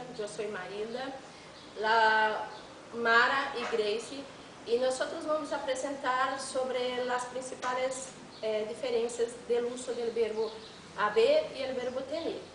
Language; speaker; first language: Spanish; non-native, learner; Portuguese